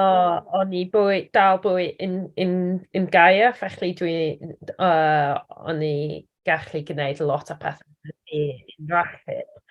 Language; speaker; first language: Welsh; non-native, learner; English